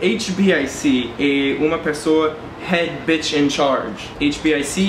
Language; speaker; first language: Portuguese; non-native, learner; English